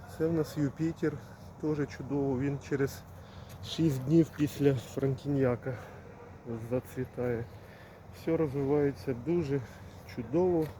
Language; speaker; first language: Ukrainian; native; Ukrainian